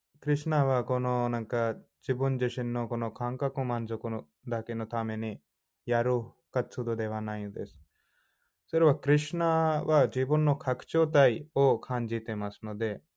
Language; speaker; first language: Japanese; non-native, fluent; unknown